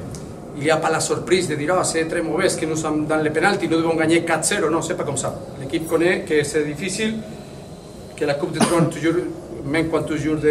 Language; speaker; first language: French; non-native, fluent; Spanish